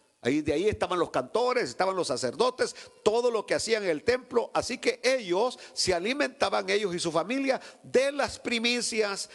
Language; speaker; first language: Spanish; native; Spanish